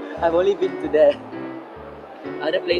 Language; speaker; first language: English; non-native, local second language; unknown